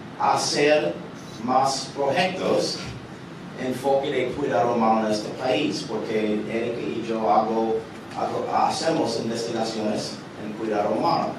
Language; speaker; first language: Spanish; early bilingual, heritage; English